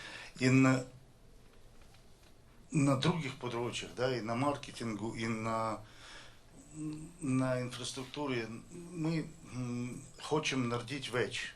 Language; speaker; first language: Slovenian; non-native, learner; Russian